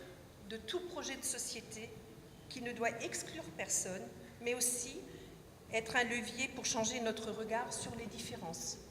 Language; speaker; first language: French; native; French